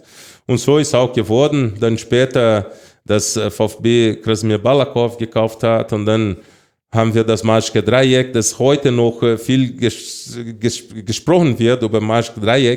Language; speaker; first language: German; non-native, fluent; Portuguese